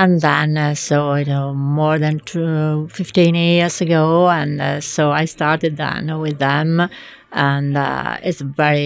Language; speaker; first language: English; non-native, fluent; Italian